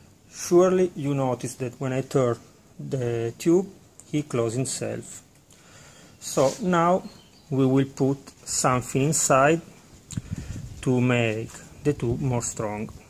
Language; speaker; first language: English; non-native, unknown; Italian